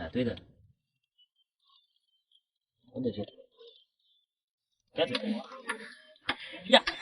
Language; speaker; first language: Chinese; native; Chinese